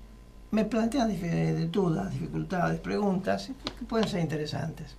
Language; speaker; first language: Spanish; native; Spanish